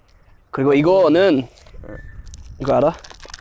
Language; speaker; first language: Korean; non-native, fluent; English